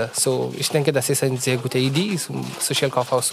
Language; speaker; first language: German; non-native, learner; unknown